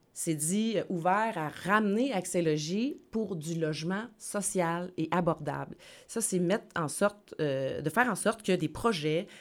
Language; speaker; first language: French; native; French